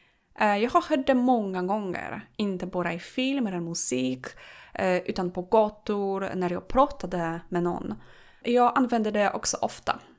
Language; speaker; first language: Swedish; non-native, fluent; Polish